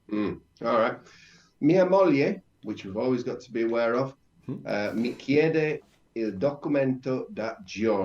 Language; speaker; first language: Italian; non-native, learner; English